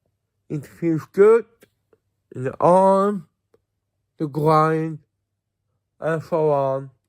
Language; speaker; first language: English; non-native, fluent; Swedish